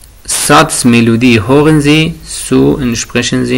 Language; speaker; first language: German; non-native, fluent; Persian